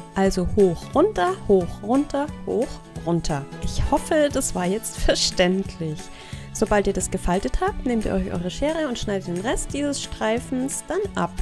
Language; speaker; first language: German; native; German